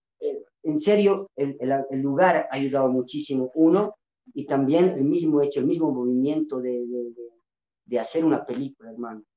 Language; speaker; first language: Spanish; non-native, local second language; Quechua